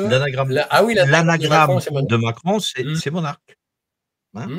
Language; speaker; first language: French; native; French